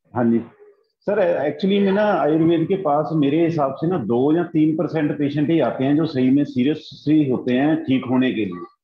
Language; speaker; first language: Hindi; native; Hindi